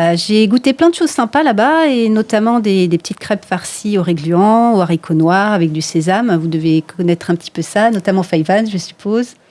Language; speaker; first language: French; native; French